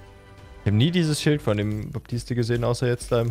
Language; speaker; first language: German; native; German